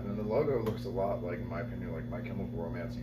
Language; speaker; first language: English; native; English